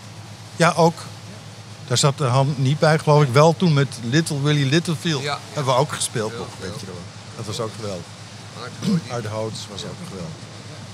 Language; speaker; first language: Dutch; native; Dutch